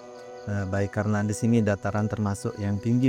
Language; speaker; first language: Indonesian; native; Indonesian